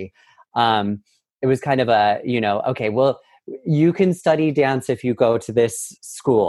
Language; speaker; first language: English; native; English